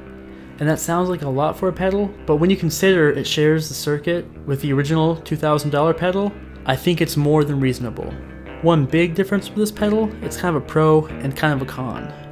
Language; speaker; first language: English; native; English